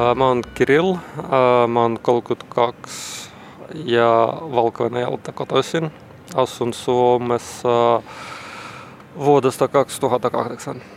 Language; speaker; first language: Finnish; non-native, learner; Russian